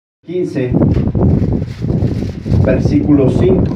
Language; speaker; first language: Spanish; native; Spanish